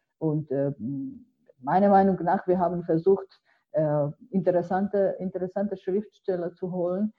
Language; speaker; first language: German; non-native, fluent; Georgian